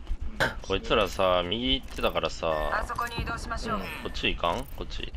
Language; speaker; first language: Japanese; native; Japanese